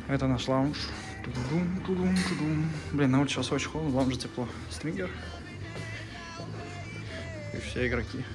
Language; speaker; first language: Russian; native; Russian